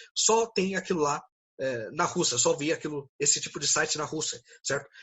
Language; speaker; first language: Portuguese; native; Portuguese